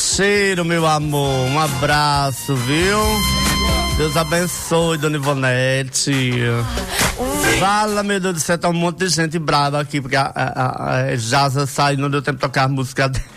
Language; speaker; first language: Portuguese; native; Portuguese